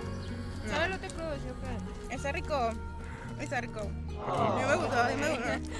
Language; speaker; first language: Spanish; native; Spanish